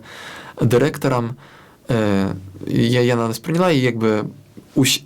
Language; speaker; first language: Belarusian; non-native, local second language; Russian